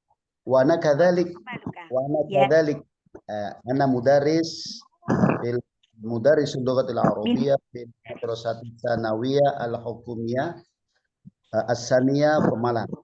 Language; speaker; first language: Arabic; non-native, learner; Indonesian